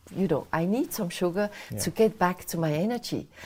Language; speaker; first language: English; non-native, fluent; Swiss German